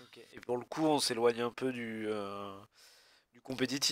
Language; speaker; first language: French; native; French